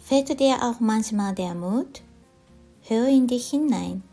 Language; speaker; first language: German; non-native, fluent; Japanese